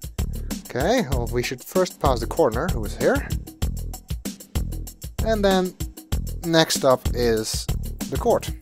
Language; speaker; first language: English; native; English